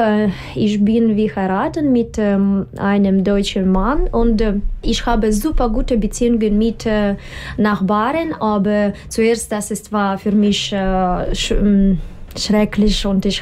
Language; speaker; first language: German; non-native, learner; Russian